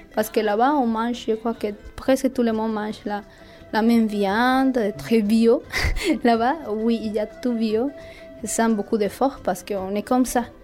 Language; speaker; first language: French; non-native, fluent; Spanish